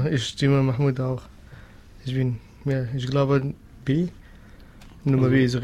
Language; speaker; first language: German; non-native, learner; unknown